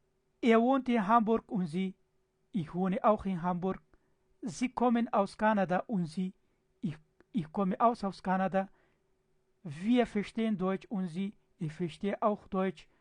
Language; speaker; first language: German; non-native, fluent; Pashto